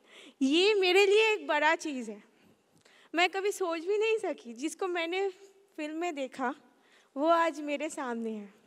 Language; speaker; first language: Hindi; non-native, local second language; Bangla